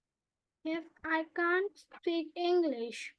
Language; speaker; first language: English; non-native, learner; Tamil